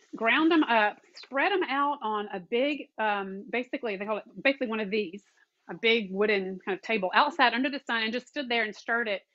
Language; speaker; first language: English; native; English